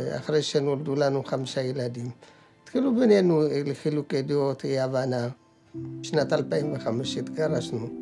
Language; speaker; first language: Hebrew; non-native, fluent; Amharic